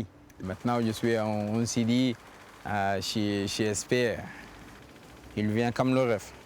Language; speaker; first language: French; non-native, learner; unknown